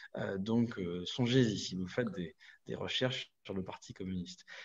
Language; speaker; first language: French; native; French